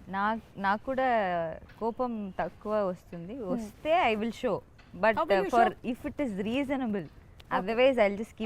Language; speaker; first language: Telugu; non-native, learner; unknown